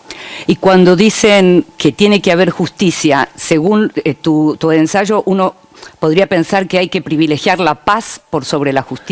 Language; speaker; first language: Spanish; native; Spanish